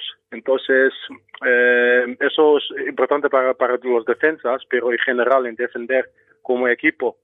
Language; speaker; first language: Spanish; non-native, fluent; Dutch